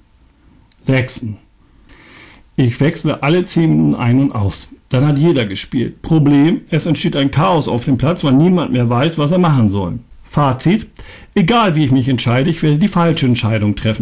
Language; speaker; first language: German; native; German